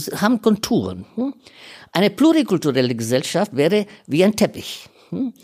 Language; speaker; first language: German; non-native, fluent; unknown